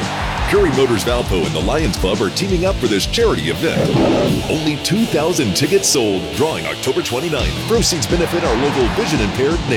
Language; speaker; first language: English; native; English